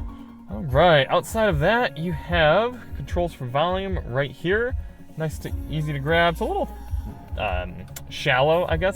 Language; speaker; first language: English; native; English